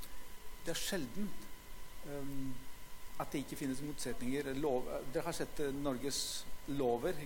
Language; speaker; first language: Norwegian; non-native, fluent; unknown